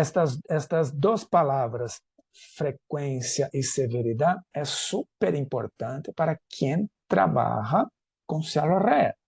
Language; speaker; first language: Spanish; non-native, fluent; Portuguese